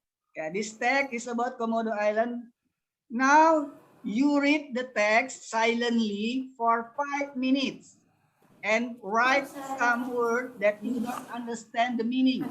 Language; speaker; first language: English; non-native, learner; Indonesian